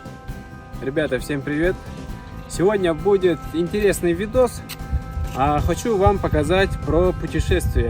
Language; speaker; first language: Russian; native; Russian